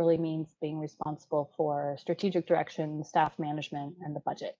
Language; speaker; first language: English; native; English